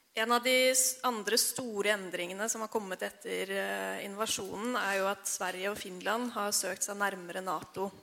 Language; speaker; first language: Norwegian; native; Norwegian